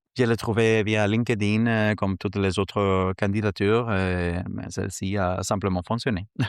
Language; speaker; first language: French; non-native, fluent; Spanish